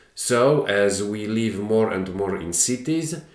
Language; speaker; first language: English; non-native, fluent; Polish